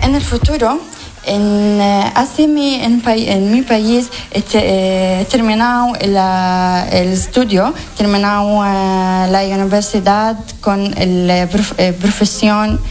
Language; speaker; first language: Spanish; non-native, learner; Arabic